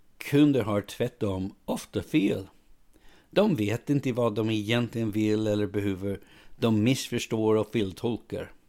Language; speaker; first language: Swedish; non-native, fluent; English